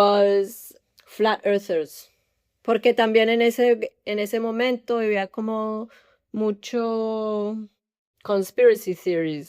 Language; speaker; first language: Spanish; early bilingual, heritage; English